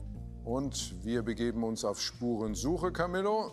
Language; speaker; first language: German; native; German